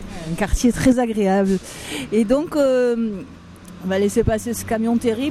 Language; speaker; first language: French; native; French